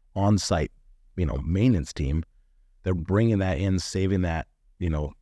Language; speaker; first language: English; native; English